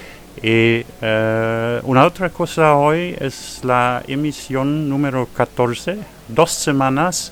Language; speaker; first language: Spanish; non-native, fluent; German